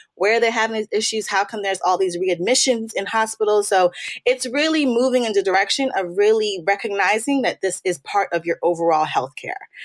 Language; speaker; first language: English; native; English